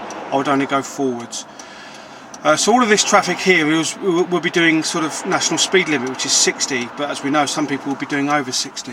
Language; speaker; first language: English; native; English